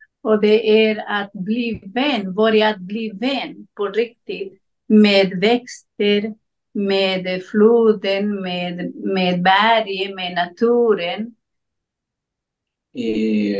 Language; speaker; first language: Swedish; non-native, learner; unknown